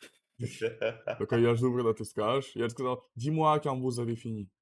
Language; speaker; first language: French; non-native, learner; Russian